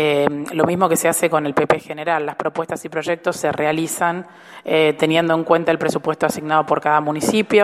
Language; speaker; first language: Spanish; native; Spanish